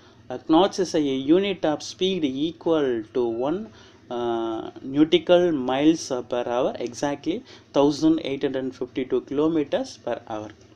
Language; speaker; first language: English; non-native, local second language; Tamil